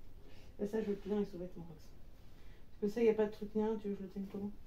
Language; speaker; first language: French; native; French